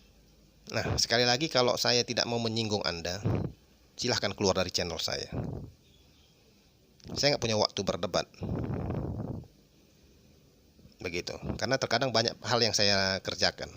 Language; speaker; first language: Indonesian; native; Indonesian